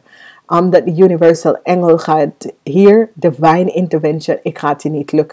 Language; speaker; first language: Dutch; non-native, fluent; English